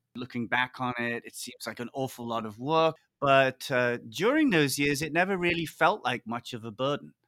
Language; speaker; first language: English; native; English